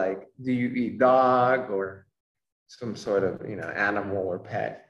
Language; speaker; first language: English; native; English